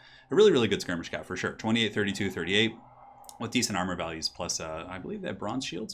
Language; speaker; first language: English; native; English